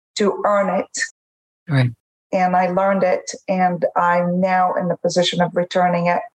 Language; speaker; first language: English; non-native, fluent; Arabic